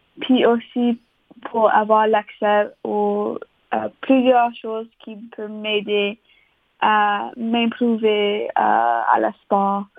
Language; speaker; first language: French; non-native, local second language; English